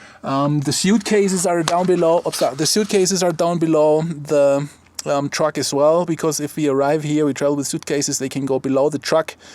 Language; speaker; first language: English; non-native, fluent; German